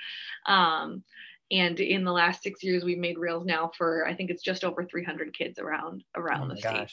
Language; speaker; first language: English; native; English